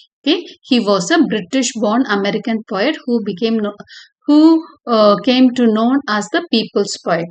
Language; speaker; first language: English; non-native, local second language; Tamil